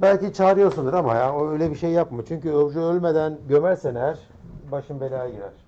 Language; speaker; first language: Turkish; native; Turkish